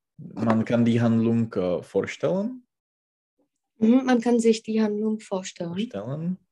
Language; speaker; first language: German; non-native, learner; Czech